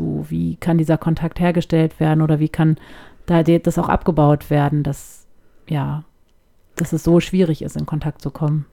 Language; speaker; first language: German; native; German